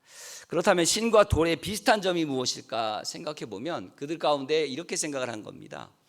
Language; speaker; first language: Korean; native; Korean